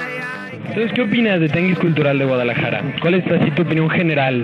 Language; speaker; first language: Spanish; native; Spanish